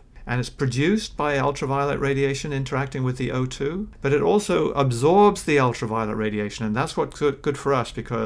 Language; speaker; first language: English; native; English